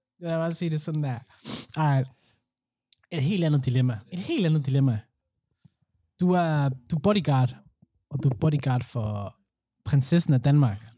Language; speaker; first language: Danish; early bilingual, other home language; Somali